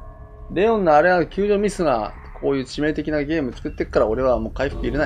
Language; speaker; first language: Japanese; native; Japanese